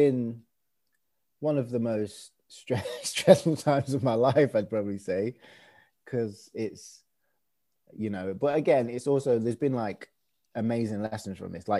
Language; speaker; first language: English; native; English